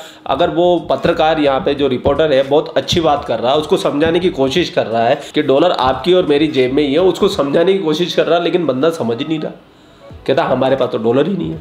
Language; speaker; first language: Hindi; native; Hindi